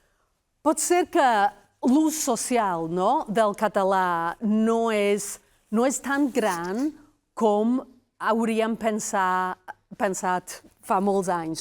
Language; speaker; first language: Catalan; non-native, fluent; Welsh